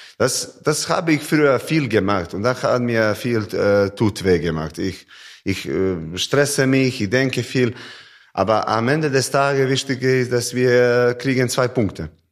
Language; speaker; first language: German; non-native, learner; Serbian